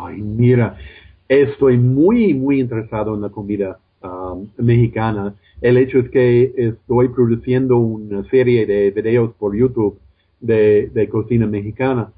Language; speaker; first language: Spanish; non-native, fluent; English